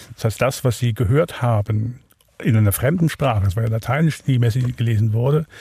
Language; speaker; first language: German; native; German